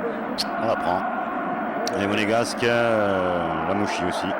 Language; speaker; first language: French; native; French